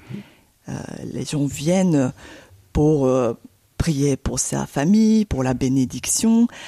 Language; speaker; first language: French; non-native, fluent; Japanese